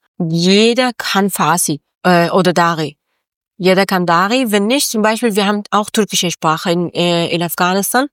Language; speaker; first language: German; non-native, learner; Persian